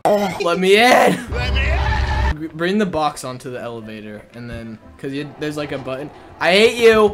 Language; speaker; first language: English; native; English